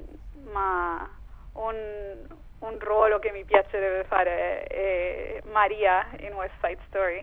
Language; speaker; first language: Italian; non-native, fluent; Spanish